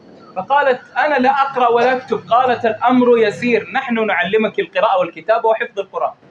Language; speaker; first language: Arabic; native; Arabic